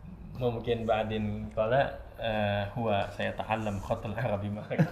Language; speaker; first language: Arabic; non-native, learner; Indonesian